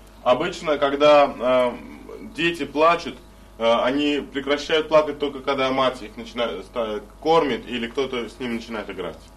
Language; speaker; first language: Russian; native; Russian